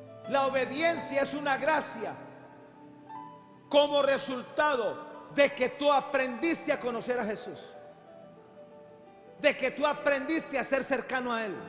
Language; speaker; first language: Spanish; native; Spanish